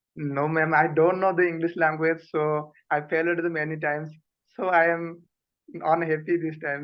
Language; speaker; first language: English; non-native, learner; Odia